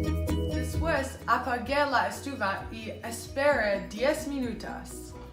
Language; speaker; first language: Spanish; non-native, learner; English